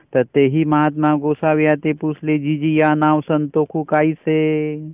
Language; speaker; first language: Hindi; non-native, local second language; Marathi